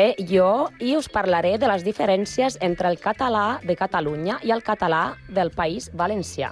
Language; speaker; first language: Catalan; non-native, learner; Spanish